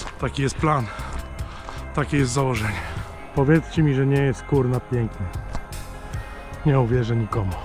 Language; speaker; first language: Polish; native; Polish